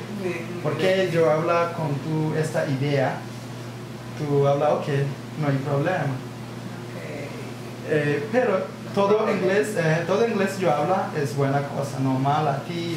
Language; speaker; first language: Spanish; non-native, learner; English